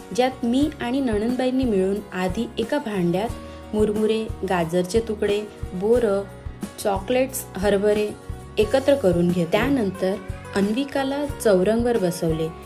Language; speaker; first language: Marathi; non-native, local second language; Gujarati